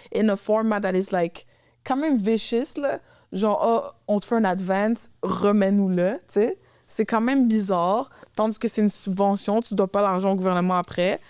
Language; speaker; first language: French; native; French